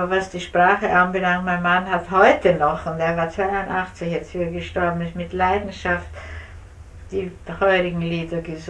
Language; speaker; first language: German; native; German